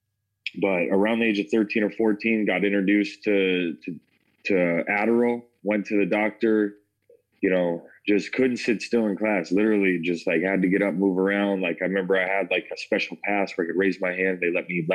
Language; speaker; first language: English; native; English